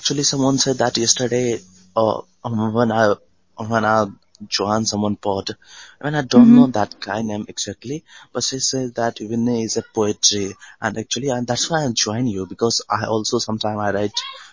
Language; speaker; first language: English; non-native, local second language; Hindi